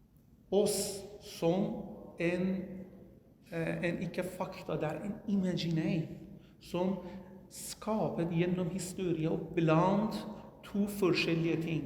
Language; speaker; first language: Norwegian; non-native, learner; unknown